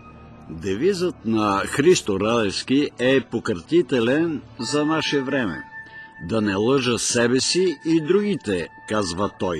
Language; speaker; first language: Bulgarian; native; Bulgarian